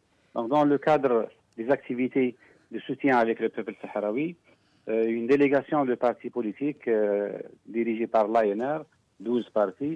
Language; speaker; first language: French; non-native, local second language; Arabic